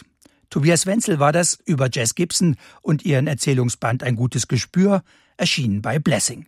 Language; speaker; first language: German; native; German